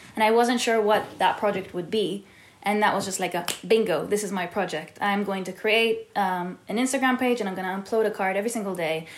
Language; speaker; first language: English; early bilingual, heritage; Hebrew